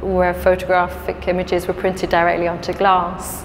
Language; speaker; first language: English; native; English